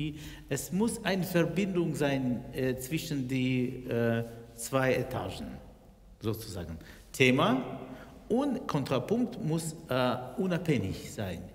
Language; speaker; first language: German; non-native, fluent; Russian